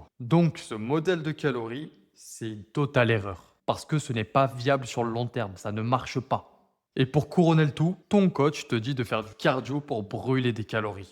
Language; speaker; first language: French; native; French